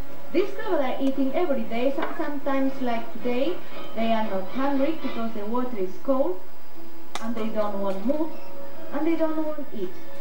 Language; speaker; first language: English; non-native, learner; Spanish